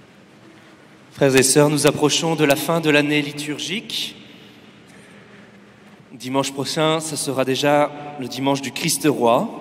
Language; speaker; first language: French; native; French